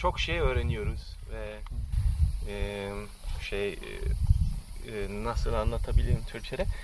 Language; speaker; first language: Turkish; non-native, fluent; French